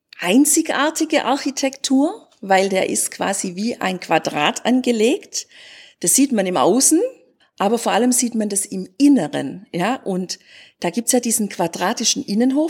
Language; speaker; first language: German; native; German